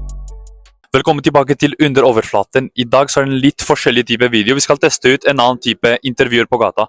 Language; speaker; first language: Norwegian; native; Norwegian